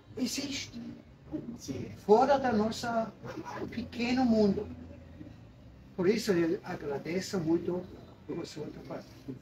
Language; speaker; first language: Portuguese; non-native, learner; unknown